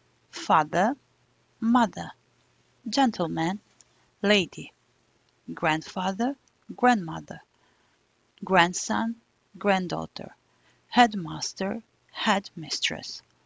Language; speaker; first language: English; non-native, fluent; Albanian